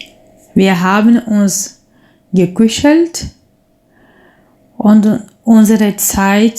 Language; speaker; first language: German; non-native, learner; Portuguese